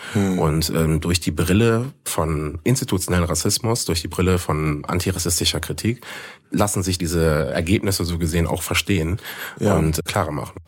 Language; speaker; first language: German; native; German